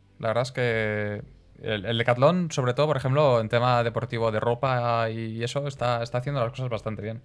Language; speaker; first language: Spanish; non-native, fluent; Hungarian